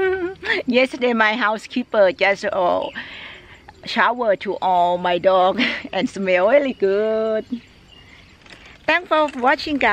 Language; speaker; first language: English; non-native, learner; Thai